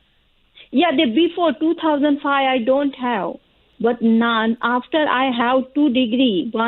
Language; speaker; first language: English; non-native, learner; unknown